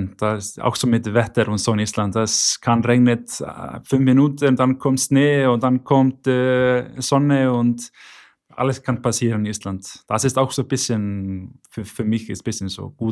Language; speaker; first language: German; non-native, learner; Icelandic